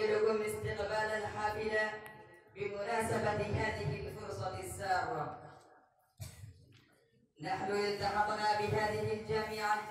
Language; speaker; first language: Arabic; non-native, learner; Urdu